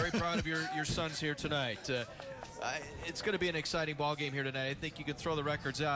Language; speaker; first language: English; native; English